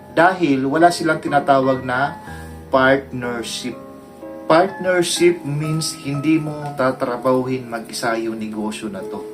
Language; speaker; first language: Filipino; native; Filipino